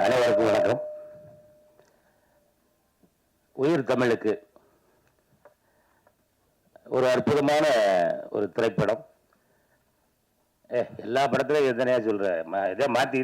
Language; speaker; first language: Tamil; native; Tamil